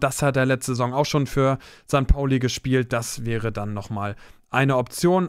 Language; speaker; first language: German; native; German